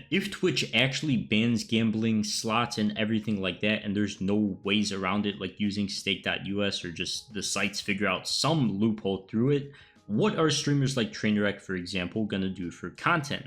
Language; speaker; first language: English; native; English